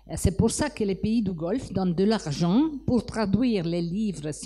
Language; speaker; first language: French; non-native, fluent; Italian